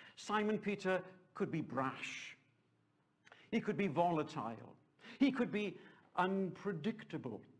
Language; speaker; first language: English; native; English